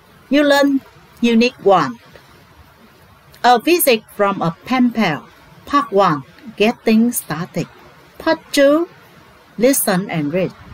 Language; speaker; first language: English; non-native, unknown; Vietnamese